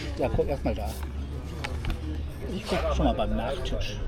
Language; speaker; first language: German; native; German